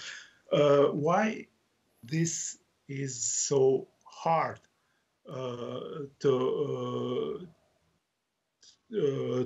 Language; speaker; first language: English; non-native, learner; Croatian